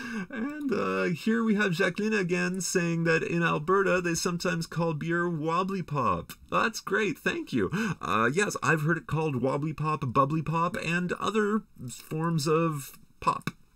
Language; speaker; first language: English; native; English